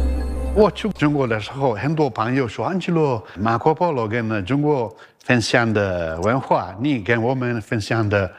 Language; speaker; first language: Chinese; non-native, learner; Italian